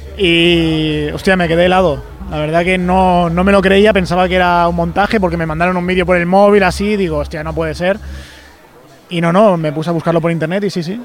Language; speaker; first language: Spanish; native; Spanish